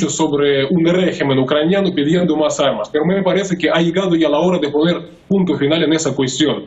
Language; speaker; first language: Spanish; non-native, fluent; Russian